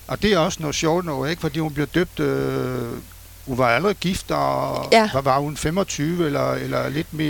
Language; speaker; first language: Danish; non-native, fluent; French